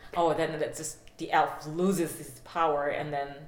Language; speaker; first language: English; non-native, fluent; Korean